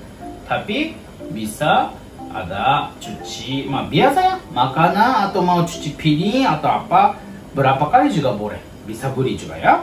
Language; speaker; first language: Indonesian; non-native, learner; Japanese